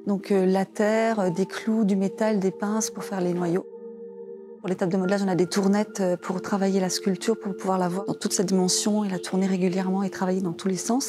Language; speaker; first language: French; native; French